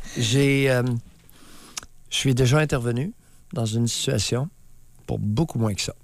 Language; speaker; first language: French; native; French